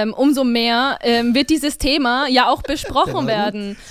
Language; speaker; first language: German; native; German